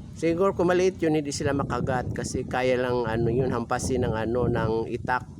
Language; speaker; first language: Filipino; non-native, local second language; Cebuano